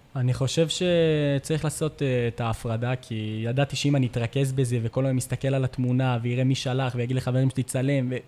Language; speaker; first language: Hebrew; native; Hebrew